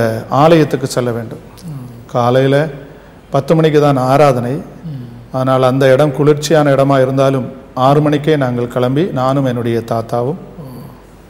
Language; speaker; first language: Tamil; native; Tamil